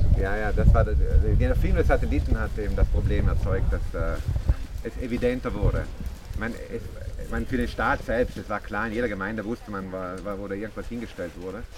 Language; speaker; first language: German; non-native, fluent; Italian